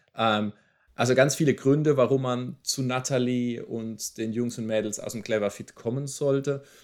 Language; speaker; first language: German; native; German